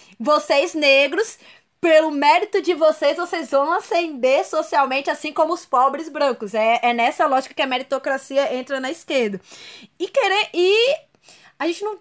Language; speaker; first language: Portuguese; native; Portuguese